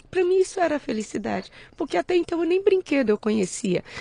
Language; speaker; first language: Portuguese; native; Portuguese